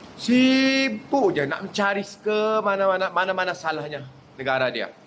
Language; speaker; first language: Malay; native; Malay